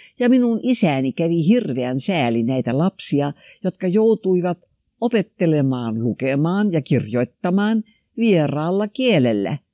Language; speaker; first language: Finnish; non-native, local second language; Swedish